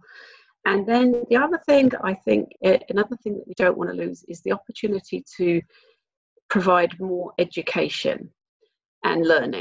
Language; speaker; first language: English; native; English